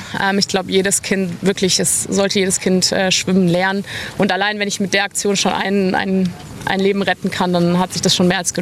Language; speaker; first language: German; native; German